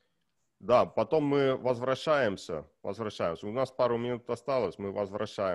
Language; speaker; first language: Russian; non-native, learner; Estonian